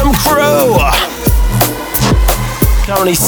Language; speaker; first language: English; native; English